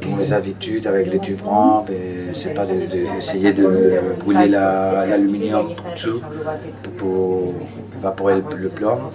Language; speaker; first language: French; non-native, learner; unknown